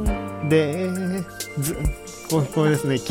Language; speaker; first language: Vietnamese; non-native, learner; Japanese